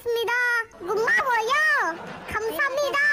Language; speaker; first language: Korean; non-native, learner; Indonesian